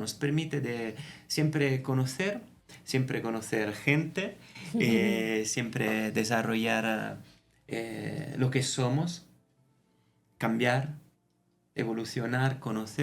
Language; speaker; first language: Spanish; non-native, fluent; Italian